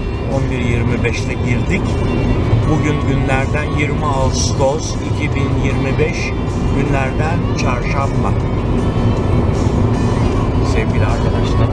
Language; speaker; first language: Turkish; native; Turkish